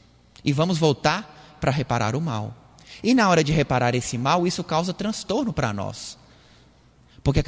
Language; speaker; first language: Portuguese; native; Portuguese